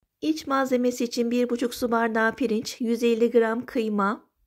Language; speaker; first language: Turkish; native; Turkish